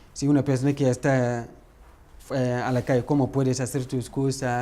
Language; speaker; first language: Spanish; non-native, learner; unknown